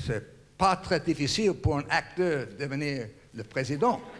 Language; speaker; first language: French; non-native, learner; English